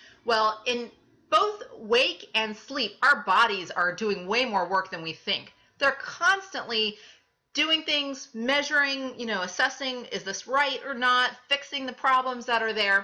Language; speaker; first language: English; native; English